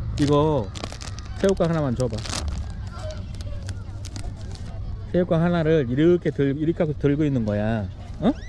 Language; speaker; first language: Korean; native; Korean